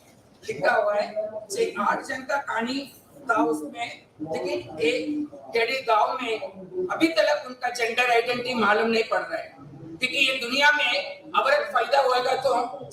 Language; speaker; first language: Hindi; non-native, local second language; Tamil